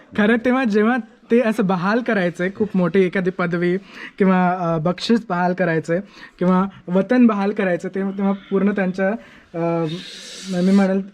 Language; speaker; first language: Marathi; native; Marathi